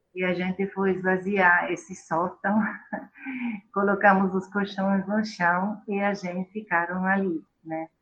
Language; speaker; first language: Portuguese; non-native, fluent; Italian